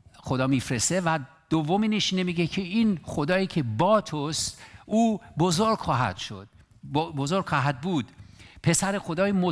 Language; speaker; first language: Persian; non-native, local second language; Armenian